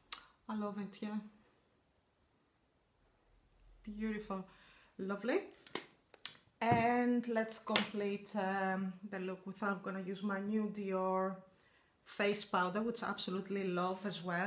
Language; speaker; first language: English; non-native, fluent; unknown